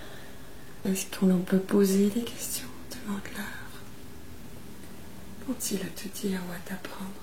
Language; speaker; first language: French; native; French